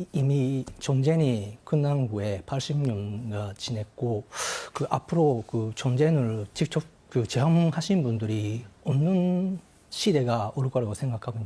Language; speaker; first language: Korean; non-native, fluent; Japanese